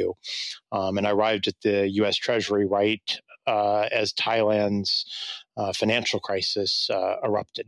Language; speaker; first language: English; native; English